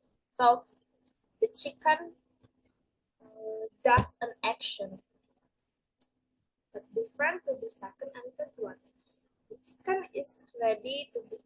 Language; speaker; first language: English; non-native, learner; Indonesian